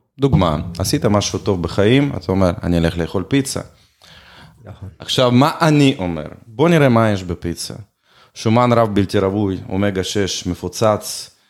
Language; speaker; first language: Hebrew; non-native, fluent; Russian